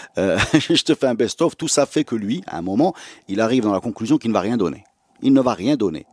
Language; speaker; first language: French; non-native, local second language; Arabic